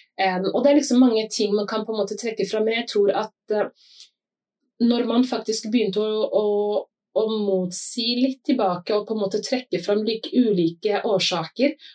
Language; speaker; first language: Norwegian; early bilingual, other home language; Somali